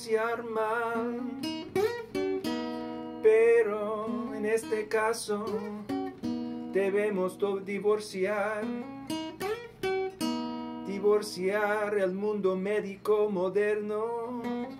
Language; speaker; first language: Spanish; non-native, learner; English